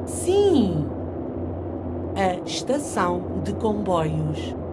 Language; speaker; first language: Portuguese; non-native, learner; English